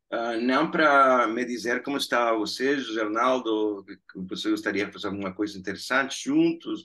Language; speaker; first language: Portuguese; non-native, fluent; Spanish